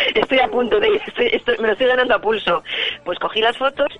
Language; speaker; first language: Spanish; native; Spanish